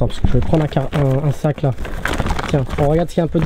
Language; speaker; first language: French; native; French